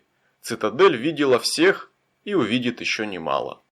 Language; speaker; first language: Russian; native; Russian